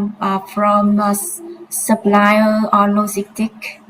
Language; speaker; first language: English; non-native, learner; Vietnamese